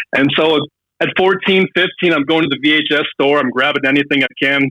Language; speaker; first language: English; native; English